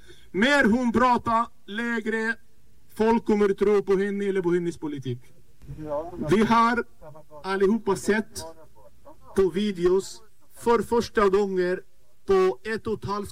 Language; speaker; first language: Swedish; non-native, fluent; Arabic